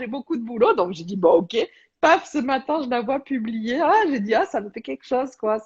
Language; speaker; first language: French; native; French